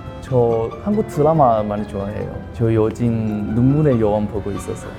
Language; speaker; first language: Korean; non-native, learner; Chinese